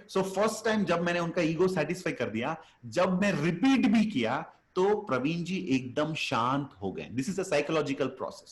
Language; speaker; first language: Hindi; native; Hindi